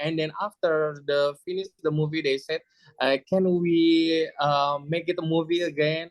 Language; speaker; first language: English; non-native, learner; Indonesian